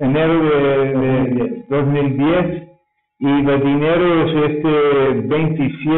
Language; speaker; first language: Spanish; non-native, learner; English